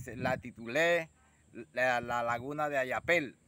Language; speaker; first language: Spanish; native; Spanish